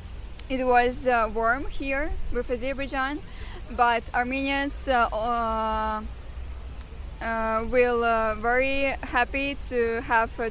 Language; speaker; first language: English; non-native, fluent; Armenian